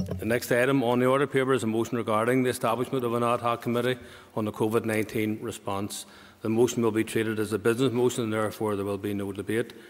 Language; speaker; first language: English; native; English